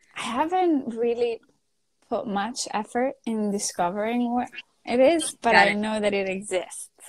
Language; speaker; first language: English; non-native, fluent; Italian